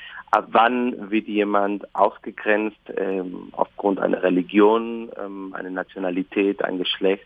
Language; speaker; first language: German; non-native, fluent; Spanish